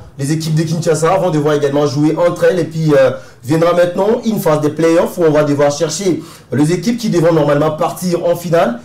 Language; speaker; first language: French; non-native, local second language; Lingala